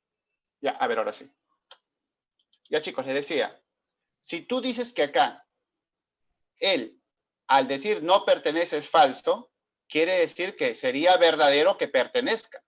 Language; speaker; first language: Spanish; native; Spanish